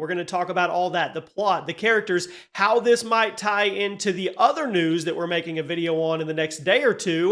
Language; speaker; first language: English; native; English